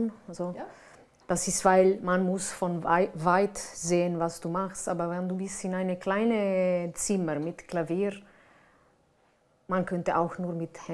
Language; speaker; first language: German; non-native, fluent; Italian